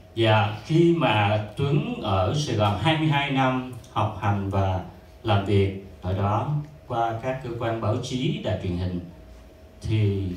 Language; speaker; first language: Vietnamese; native; Vietnamese